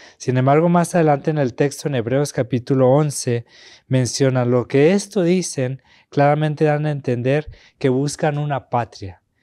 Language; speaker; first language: Spanish; native; Spanish